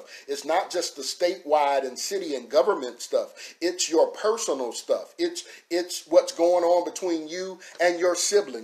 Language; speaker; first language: English; native; English